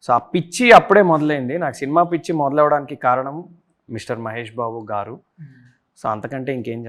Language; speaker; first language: Telugu; native; Telugu